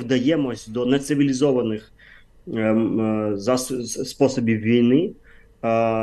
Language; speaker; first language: Ukrainian; non-native, fluent; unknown